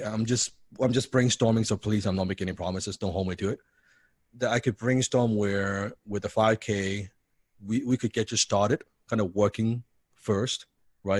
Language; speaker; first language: English; non-native, fluent; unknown